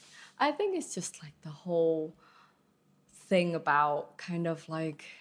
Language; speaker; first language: English; early bilingual, other home language; Vietnamese